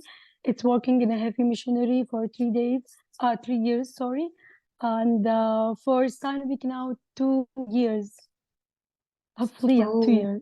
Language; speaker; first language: English; non-native, learner; Arabic